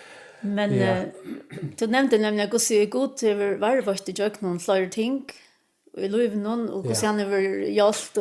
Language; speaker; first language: Danish; non-native, local second language; Faroese